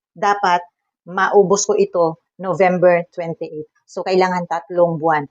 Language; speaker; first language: Filipino; native; Filipino